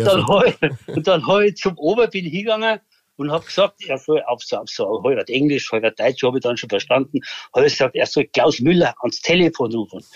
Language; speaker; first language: German; native; German